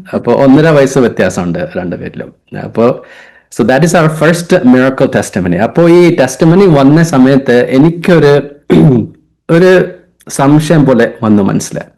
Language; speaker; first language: Malayalam; early bilingual, heritage; Hindi